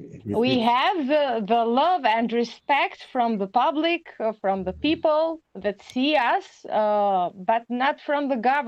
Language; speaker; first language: English; non-native, learner; Albanian